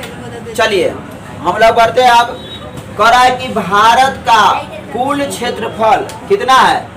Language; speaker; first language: Hindi; native; Hindi